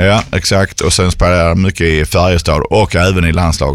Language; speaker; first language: Swedish; native; Swedish